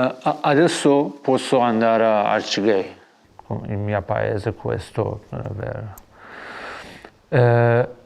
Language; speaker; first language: Italian; non-native, learner; Persian